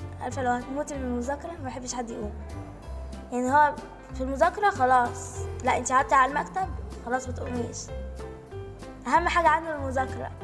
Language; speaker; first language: Arabic; native; Arabic